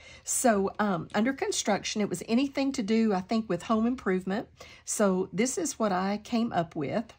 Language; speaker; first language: English; native; English